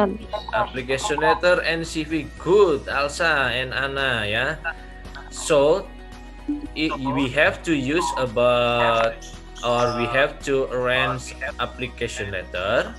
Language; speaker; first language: English; non-native, learner; Indonesian